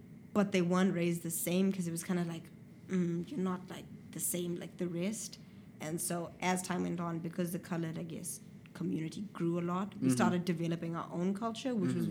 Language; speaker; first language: English; native; English